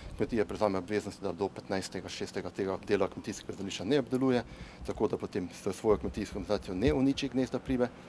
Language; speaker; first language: Slovenian; native; Slovenian